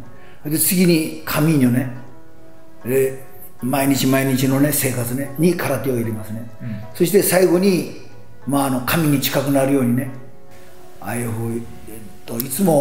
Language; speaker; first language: Japanese; native; Japanese